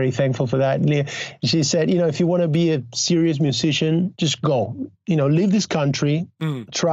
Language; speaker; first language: English; non-native, fluent; Spanish